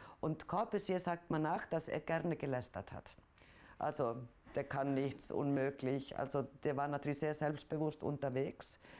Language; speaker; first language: German; non-native, fluent; Icelandic